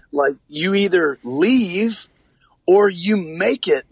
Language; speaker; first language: English; native; English